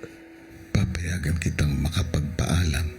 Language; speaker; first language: Filipino; native; Filipino